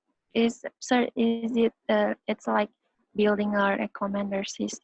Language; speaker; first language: English; non-native, learner; Indonesian